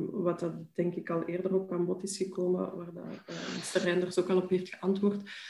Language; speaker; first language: Dutch; native; Dutch